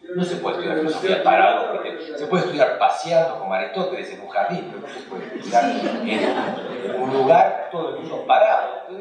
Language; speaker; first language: Spanish; early bilingual, other home language; Hungarian